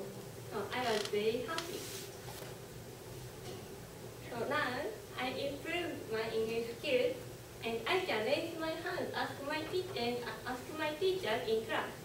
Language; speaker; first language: English; non-native, learner; Japanese